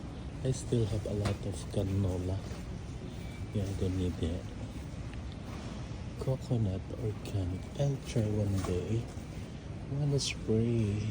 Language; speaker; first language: English; non-native, local second language; Filipino